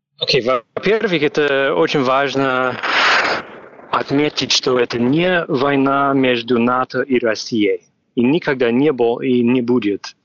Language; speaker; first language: Russian; non-native, fluent; English